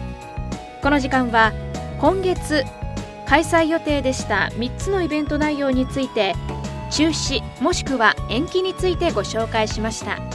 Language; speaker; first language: Japanese; native; Japanese